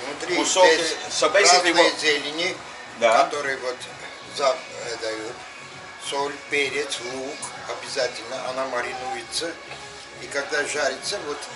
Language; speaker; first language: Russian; non-native, local second language; Azerbaijani